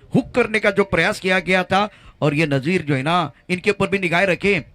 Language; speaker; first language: Hindi; non-native, local second language; Marathi